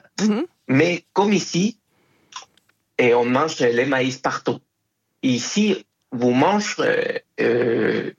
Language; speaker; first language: French; non-native, fluent; Spanish